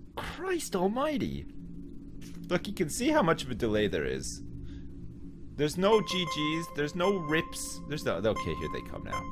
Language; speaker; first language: English; native; English